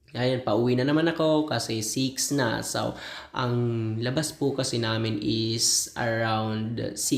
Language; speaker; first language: Filipino; non-native, local second language; Bikol